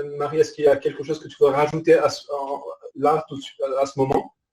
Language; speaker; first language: French; native; French